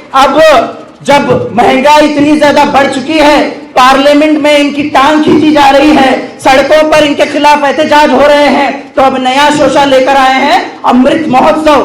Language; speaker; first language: Hindi; non-native, local second language; Urdu